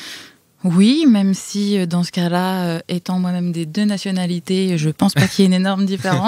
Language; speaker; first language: French; native; French